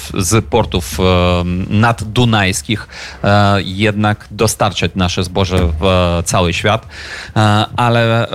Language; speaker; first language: Polish; non-native, fluent; Ukrainian